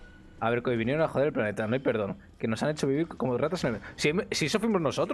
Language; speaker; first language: Spanish; native; Spanish